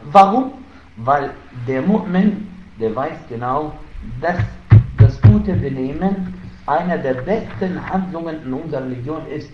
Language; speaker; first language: German; non-native, fluent; Arabic